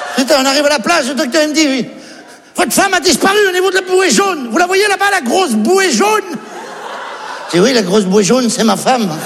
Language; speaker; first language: French; native; French